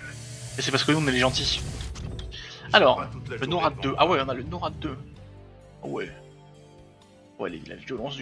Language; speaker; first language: French; native; French